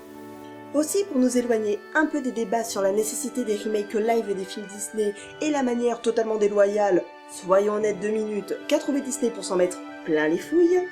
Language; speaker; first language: French; native; French